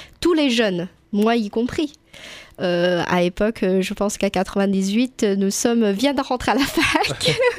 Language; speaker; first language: French; non-native, fluent; Chinese